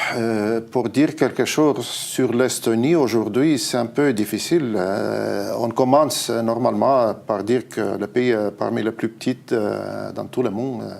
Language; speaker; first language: French; non-native, fluent; Estonian